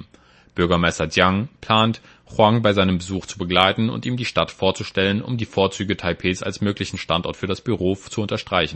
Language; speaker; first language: German; native; German